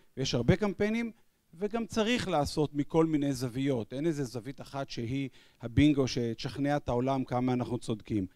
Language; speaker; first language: Hebrew; native; Hebrew